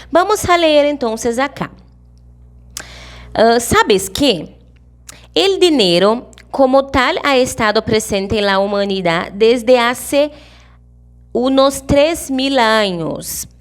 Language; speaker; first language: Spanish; non-native, fluent; Portuguese